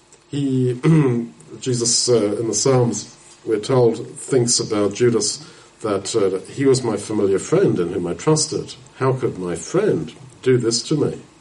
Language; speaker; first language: English; native; English